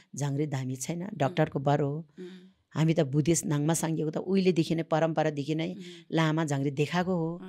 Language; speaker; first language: Nepali; non-native, local second language; Sherpa